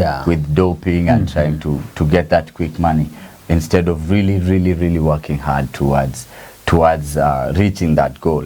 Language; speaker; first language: English; non-native, local second language; Swahili